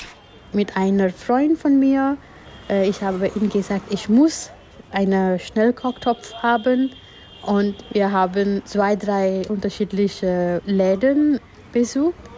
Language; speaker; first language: German; non-native, fluent; Gujarati